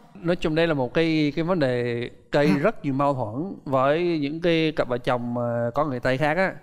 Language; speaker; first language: Vietnamese; non-native, fluent; English